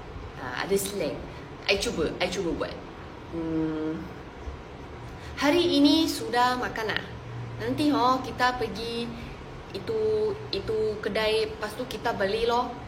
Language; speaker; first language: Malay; non-native, local second language; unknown